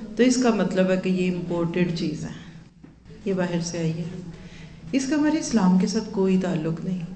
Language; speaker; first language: Urdu; native; Urdu